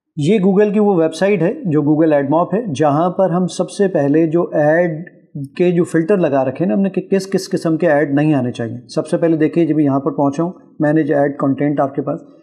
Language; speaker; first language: Urdu; native; Urdu